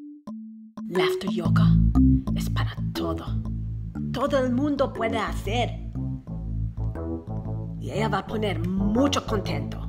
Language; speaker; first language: Spanish; non-native, learner; English